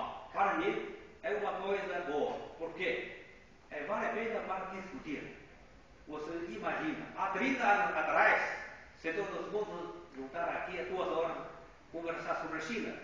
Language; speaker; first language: Portuguese; non-native, fluent; Chinese